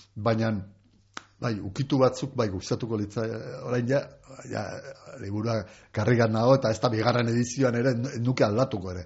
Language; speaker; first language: Basque; non-native, local second language; Spanish